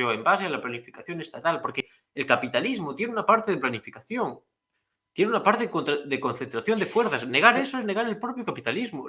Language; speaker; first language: Spanish; native; Spanish